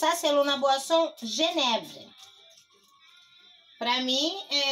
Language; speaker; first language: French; non-native, learner; Portuguese